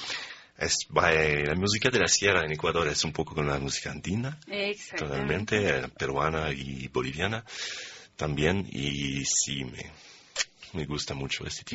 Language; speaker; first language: Spanish; non-native, fluent; French